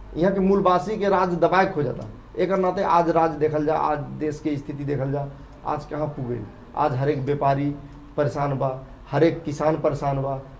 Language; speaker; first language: Bhojpuri; non-native, local second language; Dangaura Tharu